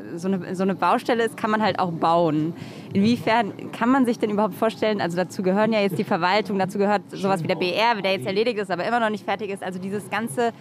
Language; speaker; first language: German; native; German